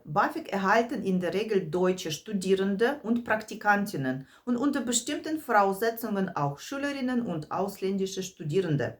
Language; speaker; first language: German; non-native, fluent; Ukrainian